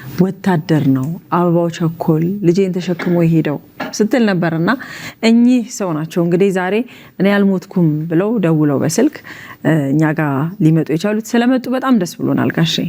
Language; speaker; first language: Amharic; native; Amharic